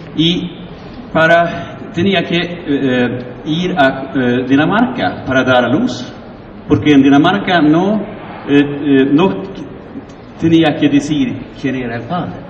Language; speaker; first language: Spanish; non-native, learner; Swedish